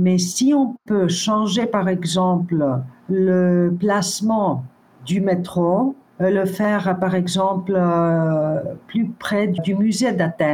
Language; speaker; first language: French; non-native, fluent; Greek